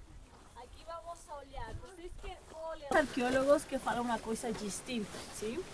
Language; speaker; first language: Portuguese; non-native, learner; Spanish